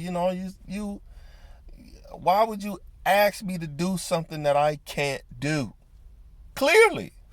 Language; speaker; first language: English; native; English